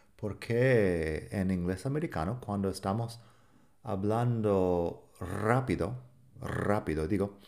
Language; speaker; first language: Spanish; non-native, fluent; English